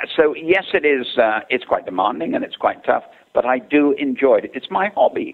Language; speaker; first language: English; native; English